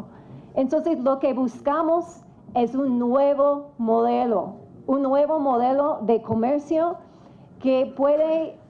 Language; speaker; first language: Spanish; non-native, fluent; English